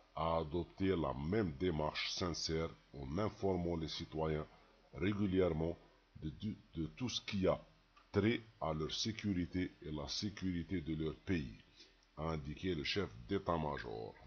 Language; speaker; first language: French; non-native, local second language; Arabic